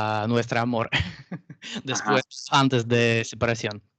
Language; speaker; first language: Spanish; non-native, learner; Russian